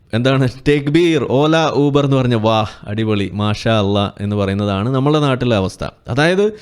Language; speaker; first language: Malayalam; native; Malayalam